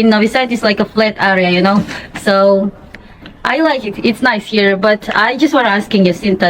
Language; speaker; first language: English; non-native, fluent; Indonesian